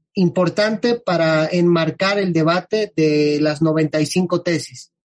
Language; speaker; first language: Spanish; native; Spanish